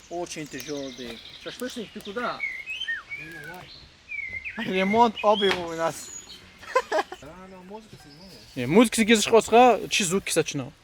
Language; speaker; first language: Russian; non-native, local second language; Lezghian